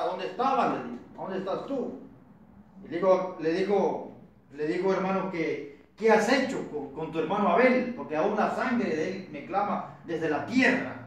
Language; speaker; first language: Spanish; native; Spanish